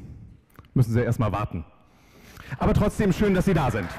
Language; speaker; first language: German; native; German